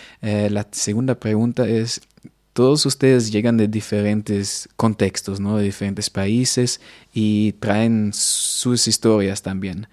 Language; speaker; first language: Spanish; non-native, fluent; Portuguese